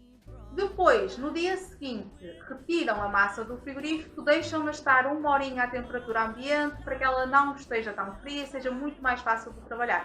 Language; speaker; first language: Portuguese; native; Portuguese